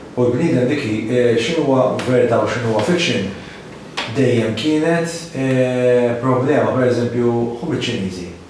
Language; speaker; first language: Maltese; native; Maltese